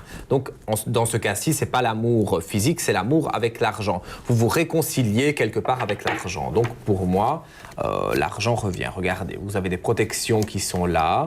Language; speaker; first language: French; native; French